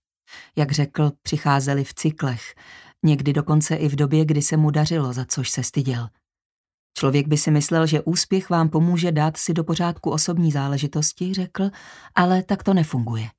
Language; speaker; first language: Czech; native; Czech